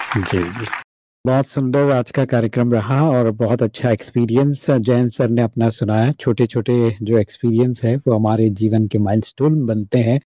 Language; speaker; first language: Hindi; native; Hindi